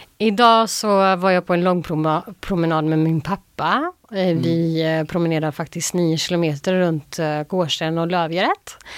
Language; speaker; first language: Swedish; early bilingual, other home language; Albanian